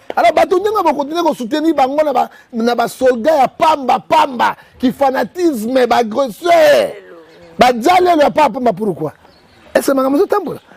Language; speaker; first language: Lingala; native; Lingala